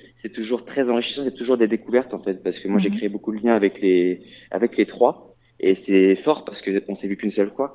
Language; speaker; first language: French; native; French